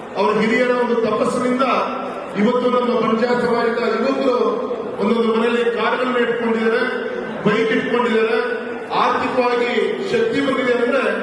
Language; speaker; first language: Kannada; non-native, local second language; Lambadi